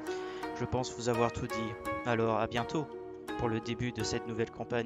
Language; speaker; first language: French; native; French